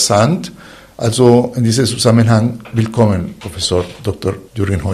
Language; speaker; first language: German; non-native, fluent; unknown